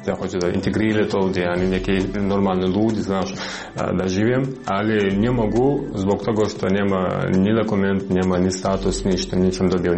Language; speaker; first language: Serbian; non-native, learner; Russian